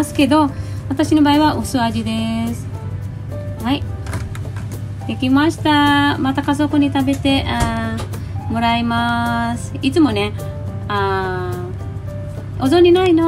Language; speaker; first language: Japanese; non-native, fluent; Filipino